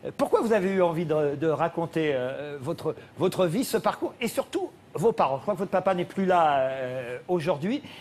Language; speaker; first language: French; native; French